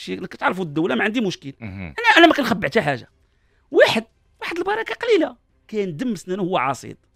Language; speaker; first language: Arabic; native; Arabic